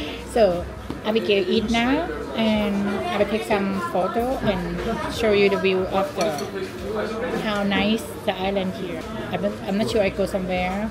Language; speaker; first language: English; non-native, learner; Thai